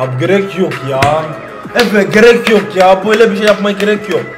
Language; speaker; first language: Turkish; non-native, learner; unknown